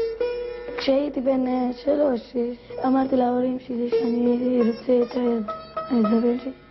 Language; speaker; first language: Hebrew; non-native, local second language; Arabic